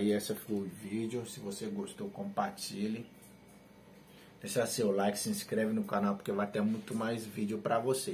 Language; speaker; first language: Portuguese; non-native, learner; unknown